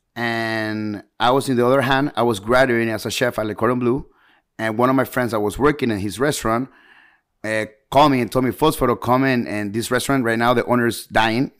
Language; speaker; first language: English; early bilingual, heritage; Spanish